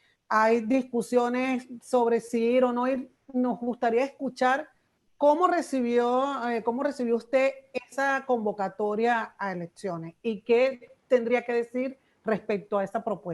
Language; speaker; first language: Spanish; native; Spanish